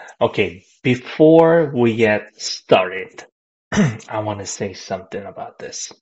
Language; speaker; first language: English; non-native, fluent; Korean